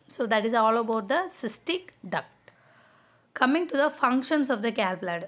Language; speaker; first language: English; non-native, local second language; Tamil